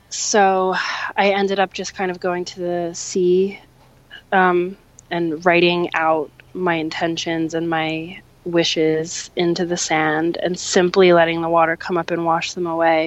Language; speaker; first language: English; native; English